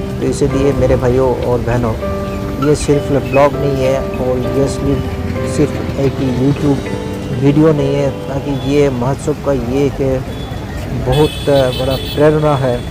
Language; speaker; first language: Hindi; non-native, local second language; Bangla